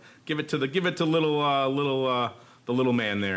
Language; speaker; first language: English; native; English